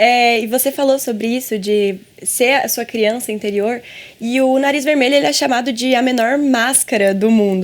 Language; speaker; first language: Portuguese; native; Portuguese